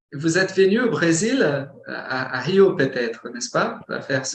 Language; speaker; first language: French; non-native, fluent; Portuguese